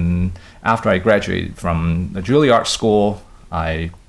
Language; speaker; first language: English; non-native, local second language; Cantonese